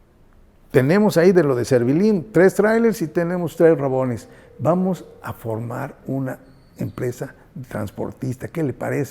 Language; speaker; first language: Spanish; native; Spanish